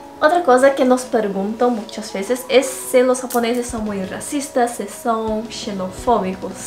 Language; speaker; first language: Spanish; non-native, fluent; Portuguese